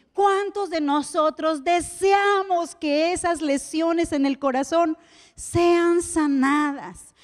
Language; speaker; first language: Spanish; native; Spanish